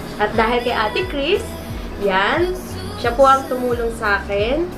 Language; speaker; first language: Filipino; non-native, local second language; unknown